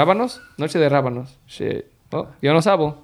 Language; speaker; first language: Spanish; early bilingual, heritage; Spanish